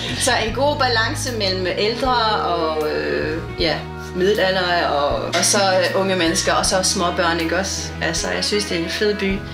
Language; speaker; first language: Danish; non-native, local second language; French